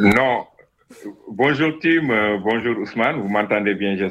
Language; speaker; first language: French; non-native, local second language; Wolof